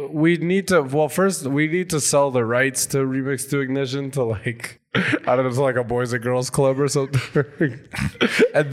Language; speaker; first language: English; native; English